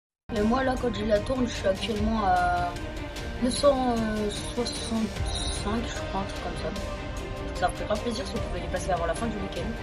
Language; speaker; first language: French; native; French